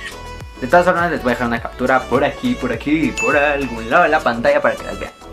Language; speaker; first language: Spanish; native; Spanish